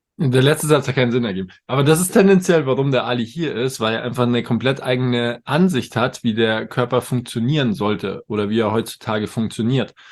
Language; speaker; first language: German; native; German